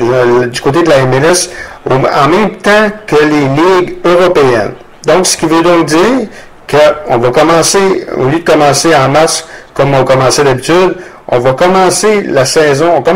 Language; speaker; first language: French; native; French